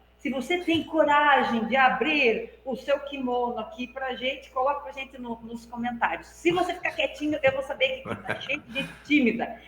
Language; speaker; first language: Portuguese; native; Portuguese